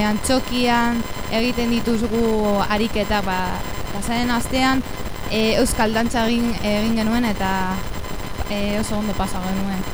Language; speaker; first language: Basque; non-native, local second language; Spanish